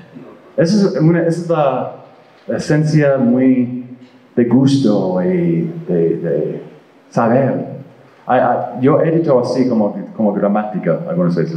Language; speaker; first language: Spanish; non-native, fluent; English